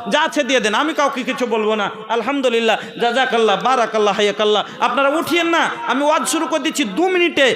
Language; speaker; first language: Bangla; non-native, local second language; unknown